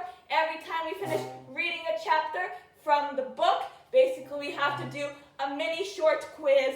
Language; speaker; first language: English; native; English